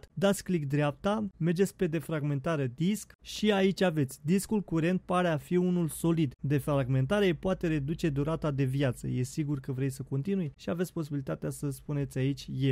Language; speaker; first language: Romanian; native; Romanian